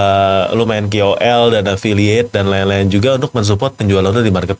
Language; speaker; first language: Indonesian; native; Indonesian